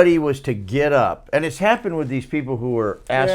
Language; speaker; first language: English; native; English